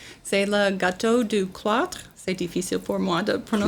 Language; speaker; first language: French; non-native, learner; English